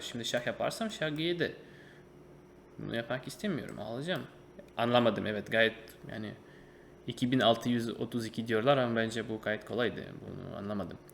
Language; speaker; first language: Turkish; non-native, fluent; Russian